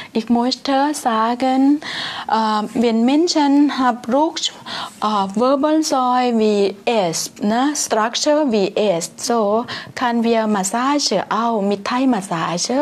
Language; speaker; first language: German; non-native, learner; Thai